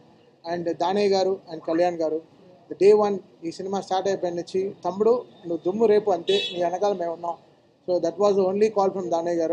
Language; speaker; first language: Telugu; native; Telugu